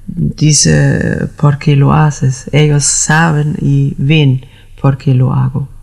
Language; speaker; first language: Spanish; non-native, learner; German